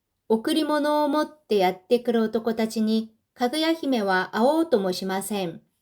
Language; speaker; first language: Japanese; non-native, fluent; Korean